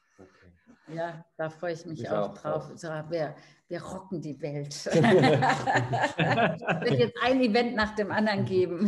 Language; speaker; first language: German; native; German